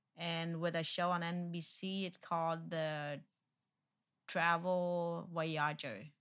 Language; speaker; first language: English; non-native, fluent; Vietnamese